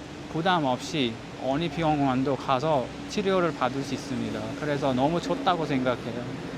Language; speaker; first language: Korean; non-native, learner; Uzbek